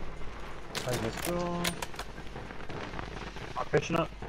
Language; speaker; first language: English; native; English